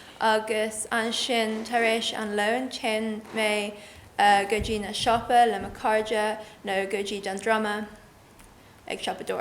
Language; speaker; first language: Irish; non-native, learner; English